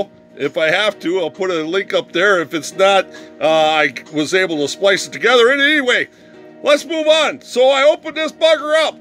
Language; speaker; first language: English; native; English